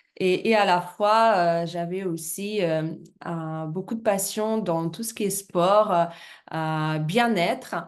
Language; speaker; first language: French; non-native, fluent; Russian